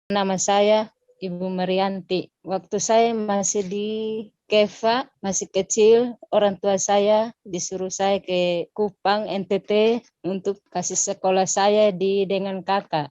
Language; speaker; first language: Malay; non-native, local second language; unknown